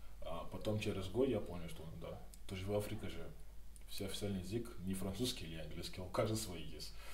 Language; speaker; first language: Russian; non-native, learner; Yoruba